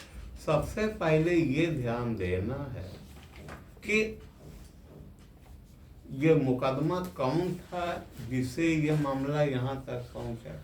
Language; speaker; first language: Hindi; native; Hindi